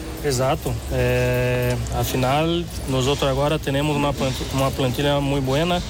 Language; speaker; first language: Spanish; non-native, fluent; Portuguese